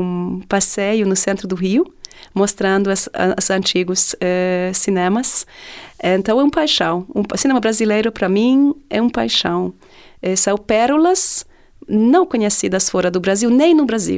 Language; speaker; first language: Portuguese; non-native, fluent; Hungarian